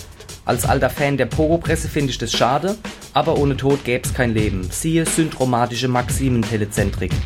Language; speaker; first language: German; native; German